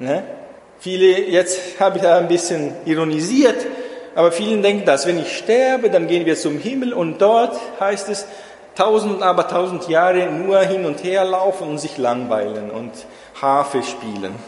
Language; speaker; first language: German; non-native, fluent; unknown